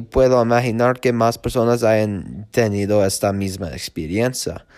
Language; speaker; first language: Spanish; non-native, learner; English